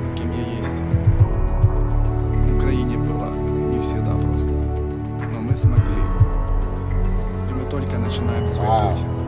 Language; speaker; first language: Russian; non-native, local second language; Ukrainian